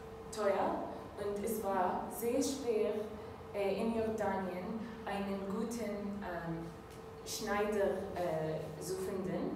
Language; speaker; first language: German; non-native, learner; Arabic